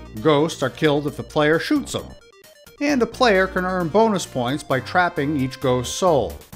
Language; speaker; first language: English; native; English